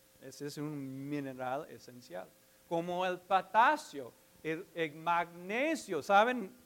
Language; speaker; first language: Spanish; non-native, fluent; English